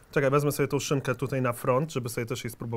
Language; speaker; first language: Polish; native; Polish